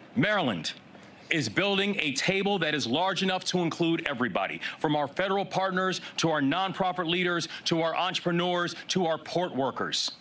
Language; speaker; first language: English; native; English